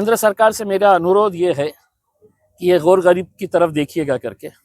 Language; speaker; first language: Hindi; non-native, local second language; Marathi